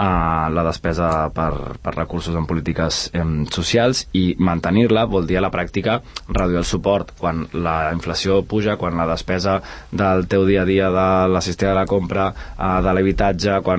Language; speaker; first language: Catalan; native; Catalan